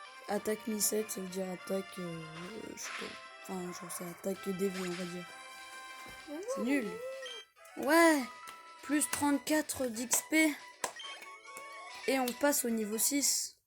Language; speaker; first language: French; native; French